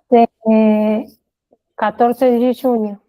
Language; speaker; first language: Portuguese; non-native, fluent; Spanish